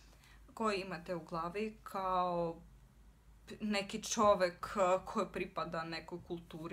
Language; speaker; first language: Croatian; non-native, fluent; Russian